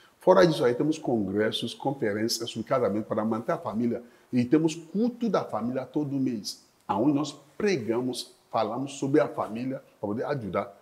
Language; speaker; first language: Portuguese; non-native, fluent; Yoruba